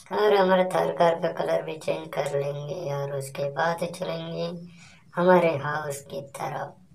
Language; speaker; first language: Hindi; non-native, local second language; Marathi